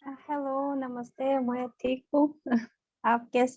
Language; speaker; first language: Hindi; non-native, learner; Russian